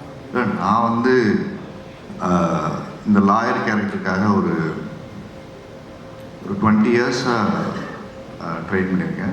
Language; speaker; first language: Tamil; native; Tamil